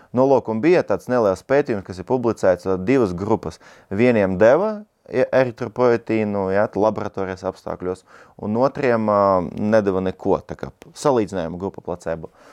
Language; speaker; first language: Latvian; non-native, local second language; Russian